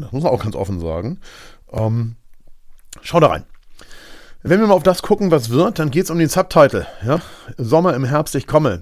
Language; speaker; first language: German; native; German